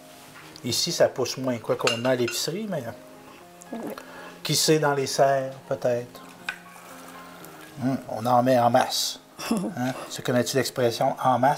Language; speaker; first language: French; native; French